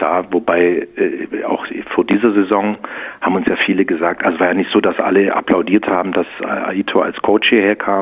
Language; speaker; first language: German; native; German